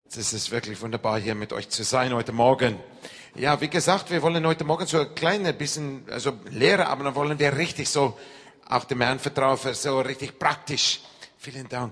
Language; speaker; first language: German; non-native, fluent; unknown